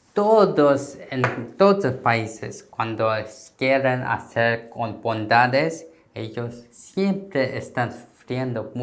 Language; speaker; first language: Spanish; non-native, learner; Korean